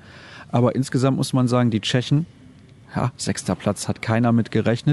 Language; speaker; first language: German; native; German